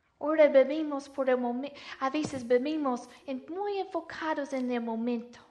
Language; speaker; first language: Spanish; non-native, fluent; English